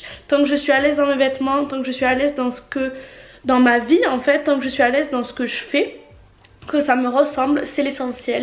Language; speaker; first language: French; native; French